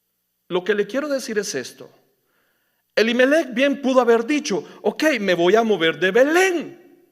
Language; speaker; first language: Spanish; native; Spanish